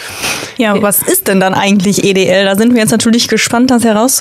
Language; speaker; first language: German; native; German